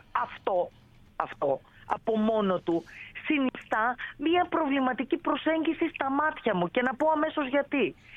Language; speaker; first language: Greek; native; Greek